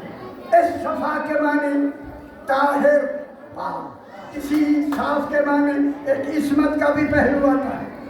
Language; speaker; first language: Urdu; native; Urdu